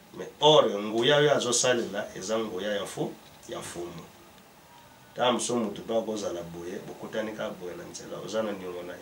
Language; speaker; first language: Lingala; non-native, local second language; Kongo